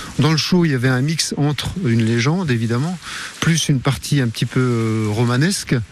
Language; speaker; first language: French; native; French